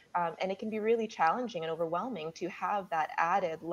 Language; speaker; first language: English; native; English